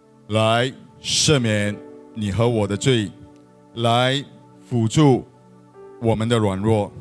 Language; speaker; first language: Chinese; native; Chinese